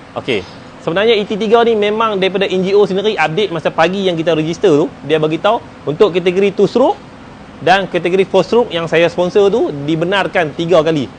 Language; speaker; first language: Malay; native; Malay